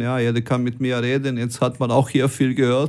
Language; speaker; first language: German; non-native, fluent; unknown